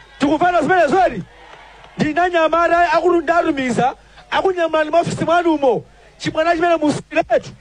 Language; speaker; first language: Nyanja; native; Nyanja